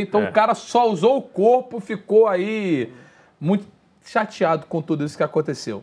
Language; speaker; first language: Portuguese; native; Portuguese